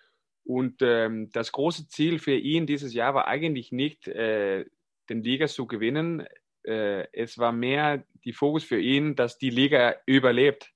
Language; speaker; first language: German; non-native, fluent; Danish